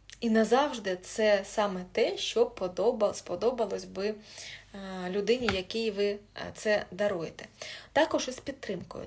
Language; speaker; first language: Ukrainian; non-native, local second language; Russian